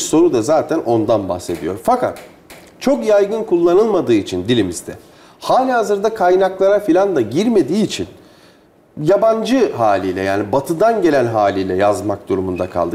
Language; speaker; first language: Turkish; native; Turkish